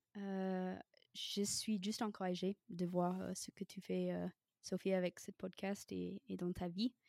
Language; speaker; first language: French; non-native, fluent; English